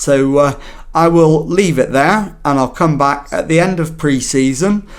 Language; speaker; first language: English; native; English